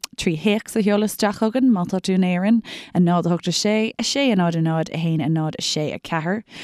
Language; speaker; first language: Irish; non-native, local second language; English